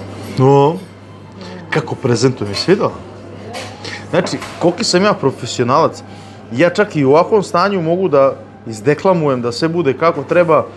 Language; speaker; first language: Bosnian; native; Bosnian